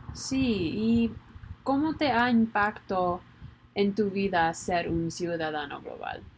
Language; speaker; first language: Spanish; non-native, learner; English